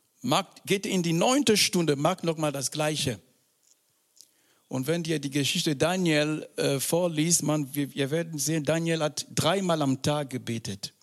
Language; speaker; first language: German; non-native, fluent; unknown